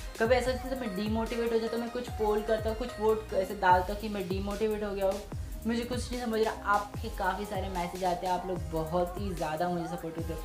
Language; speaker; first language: Hindi; native; Hindi